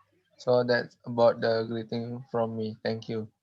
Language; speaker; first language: English; non-native, learner; Indonesian